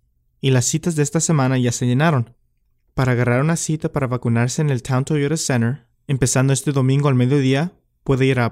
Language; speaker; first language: Spanish; native; Spanish